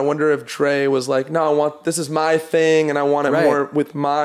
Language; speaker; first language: English; native; English